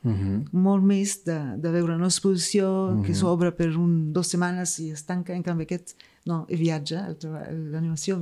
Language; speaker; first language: Catalan; non-native, fluent; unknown